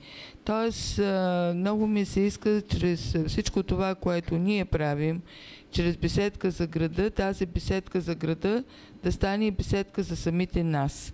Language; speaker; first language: Bulgarian; native; Bulgarian